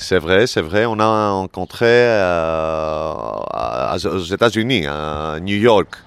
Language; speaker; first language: French; non-native, learner; Greek